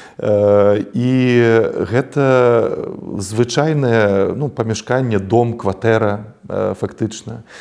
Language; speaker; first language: Belarusian; native; Belarusian